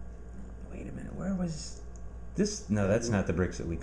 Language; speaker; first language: English; native; English